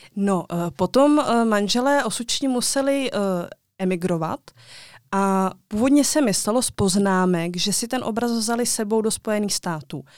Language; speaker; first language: Czech; native; Czech